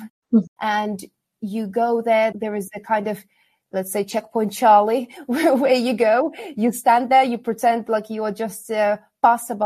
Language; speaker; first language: English; non-native, fluent; Kazakh